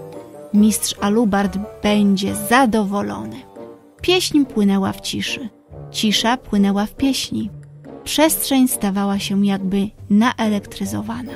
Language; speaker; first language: Polish; native; Polish